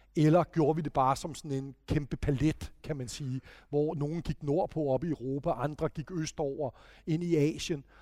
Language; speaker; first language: Danish; native; Danish